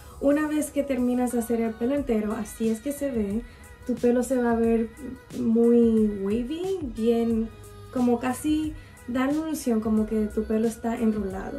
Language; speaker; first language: Spanish; early bilingual, heritage; Spanish